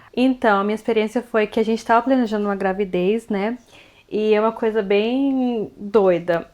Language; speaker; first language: Portuguese; native; Portuguese